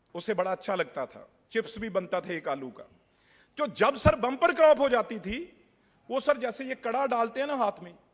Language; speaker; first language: Hindi; non-native, local second language; Punjabi